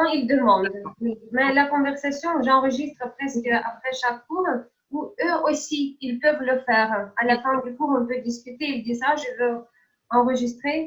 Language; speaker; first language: French; non-native, fluent; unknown